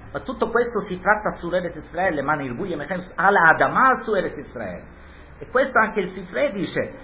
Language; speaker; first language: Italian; early bilingual, heritage; Hebrew